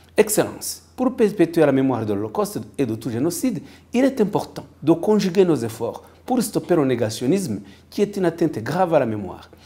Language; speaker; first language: French; non-native, local second language; Kinyarwanda